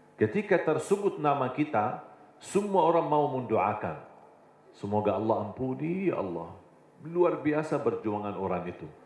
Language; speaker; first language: Indonesian; non-native, fluent; Arabic